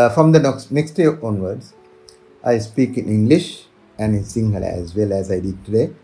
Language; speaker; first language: English; non-native, local second language; Sinhala